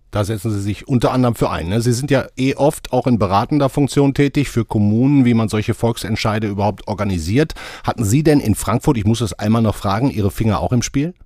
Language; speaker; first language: German; native; German